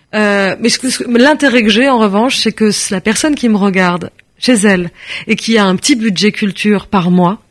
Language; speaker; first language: French; native; French